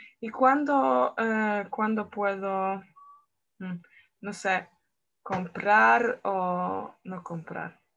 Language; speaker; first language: Spanish; non-native, learner; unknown